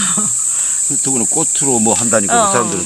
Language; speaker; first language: Korean; native; Korean